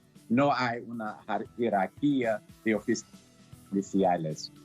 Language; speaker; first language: Spanish; non-native, fluent; English